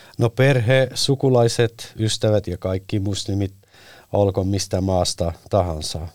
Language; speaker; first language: Finnish; non-native, fluent; Turkish